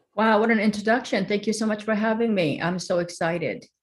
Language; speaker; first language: English; early bilingual, other home language; Korean